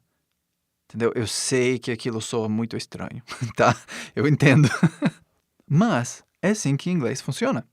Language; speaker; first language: Portuguese; non-native, fluent; English